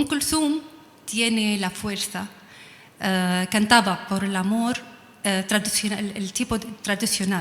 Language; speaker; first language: Spanish; non-native, learner; Arabic